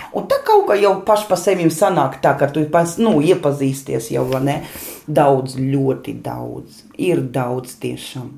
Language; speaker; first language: Latvian; native; Latvian